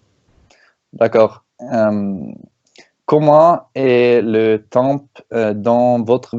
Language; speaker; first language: French; non-native, learner; Norwegian